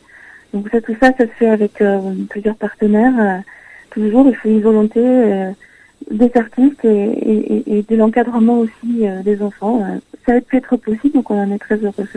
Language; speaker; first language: French; native; French